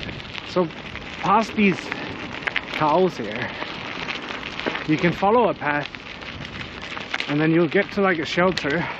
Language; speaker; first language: English; non-native, fluent; Danish